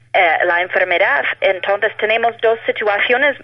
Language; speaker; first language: Spanish; non-native, fluent; English